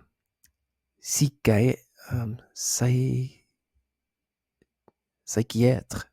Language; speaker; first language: French; non-native, learner; English